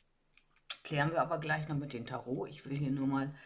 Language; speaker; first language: German; native; German